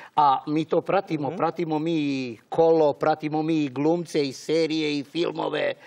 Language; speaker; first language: Croatian; early bilingual, heritage; Serbian